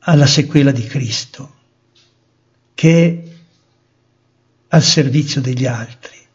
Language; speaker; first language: Italian; native; Italian